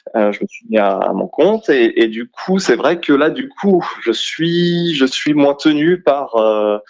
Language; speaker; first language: French; native; French